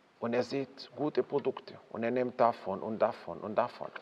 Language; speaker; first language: German; non-native, fluent; Hebrew